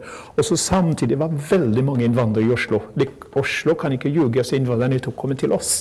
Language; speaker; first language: Norwegian; non-native, fluent; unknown